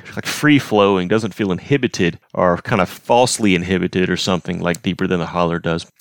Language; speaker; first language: English; native; English